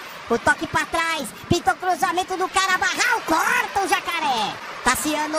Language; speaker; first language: Portuguese; native; Portuguese